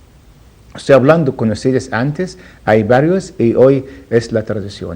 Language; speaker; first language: Spanish; non-native, learner; Arabic